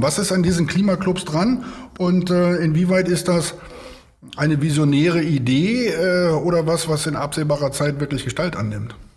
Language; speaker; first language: German; native; German